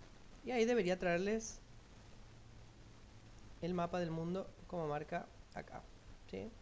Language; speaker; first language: Spanish; native; Spanish